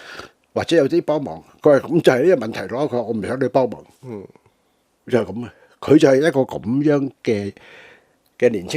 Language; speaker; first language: Cantonese; native; Cantonese